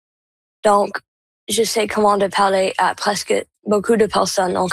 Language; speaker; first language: French; non-native, local second language; English